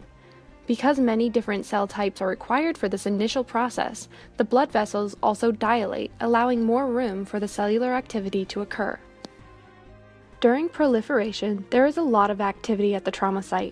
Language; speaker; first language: English; native; English